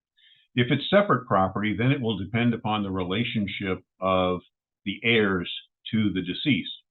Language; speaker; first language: English; native; English